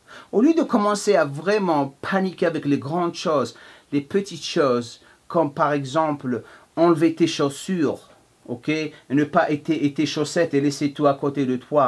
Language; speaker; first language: French; non-native, fluent; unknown